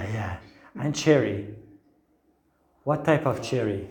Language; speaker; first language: English; non-native, fluent; Turkish